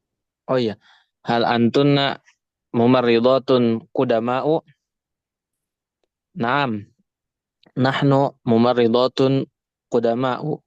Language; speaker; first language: Arabic; non-native, learner; Indonesian